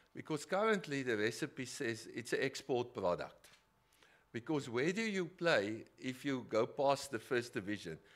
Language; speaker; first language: English; non-native, local second language; Afrikaans